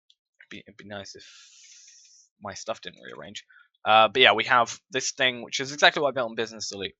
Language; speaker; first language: English; native; English